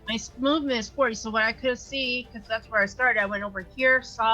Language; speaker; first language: English; native; English